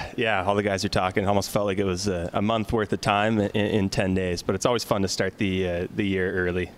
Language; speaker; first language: English; native; English